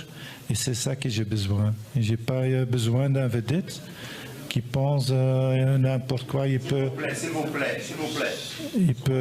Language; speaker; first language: French; non-native, fluent; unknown